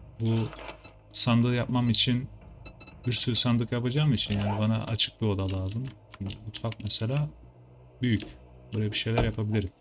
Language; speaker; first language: Turkish; early bilingual, heritage; Turkish